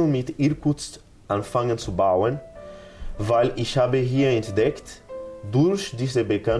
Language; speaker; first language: German; non-native, fluent; Portuguese